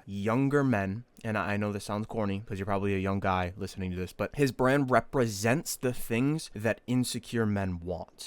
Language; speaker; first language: English; native; English